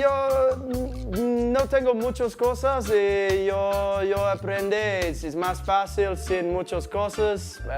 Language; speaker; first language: Spanish; non-native, learner; English